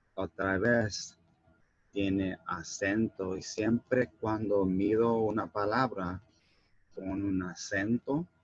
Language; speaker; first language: Spanish; non-native, learner; English